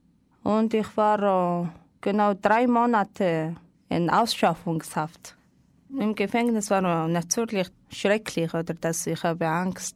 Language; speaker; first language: German; non-native, learner; Mongolian